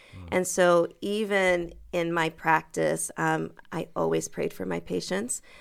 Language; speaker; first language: English; early bilingual, other home language; French